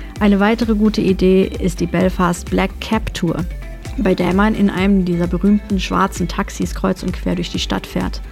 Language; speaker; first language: German; native; German